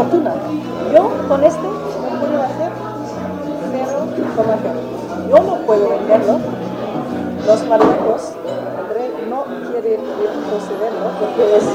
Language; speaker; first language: Spanish; non-native, fluent; German